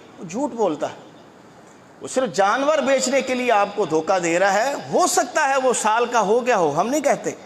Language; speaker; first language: Urdu; non-native, local second language; Punjabi